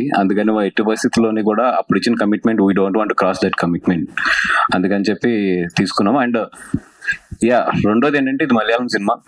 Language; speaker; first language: Telugu; native; Telugu